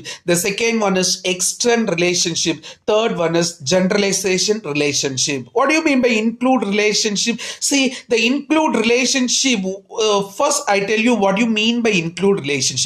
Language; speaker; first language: English; non-native, local second language; Tamil